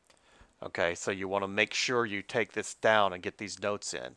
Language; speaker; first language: English; native; English